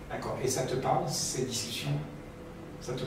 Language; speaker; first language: French; native; French